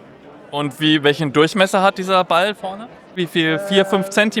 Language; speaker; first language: German; native; German